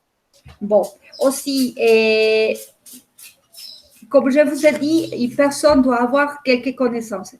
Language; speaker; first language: French; non-native, fluent; Spanish